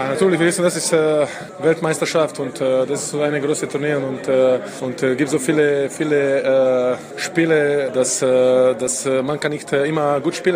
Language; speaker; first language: German; non-native, learner; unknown